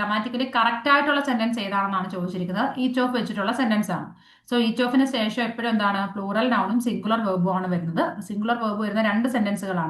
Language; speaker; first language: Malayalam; native; Malayalam